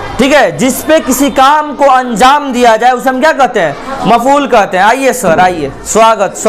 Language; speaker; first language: Hindi; native; Hindi